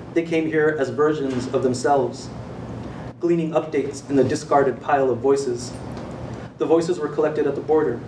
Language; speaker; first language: English; native; English